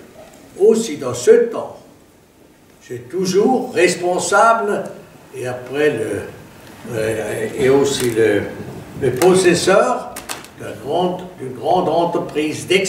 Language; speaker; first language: French; non-native, fluent; German